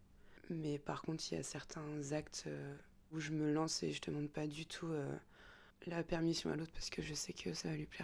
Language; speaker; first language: French; native; French